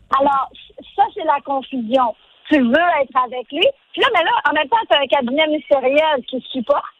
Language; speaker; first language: French; native; French